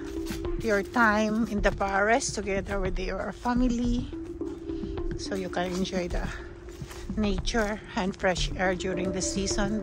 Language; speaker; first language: English; non-native, local second language; Filipino